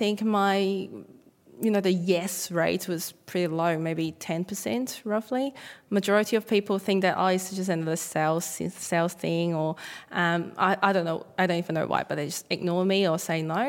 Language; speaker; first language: English; non-native, local second language; Cantonese